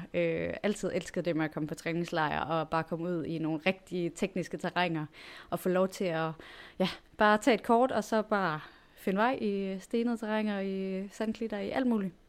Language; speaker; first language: Danish; native; Danish